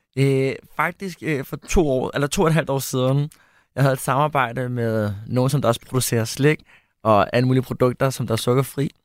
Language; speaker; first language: Danish; early bilingual, other home language; Spanish